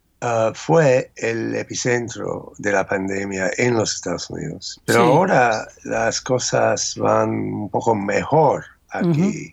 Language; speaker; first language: Spanish; non-native, fluent; English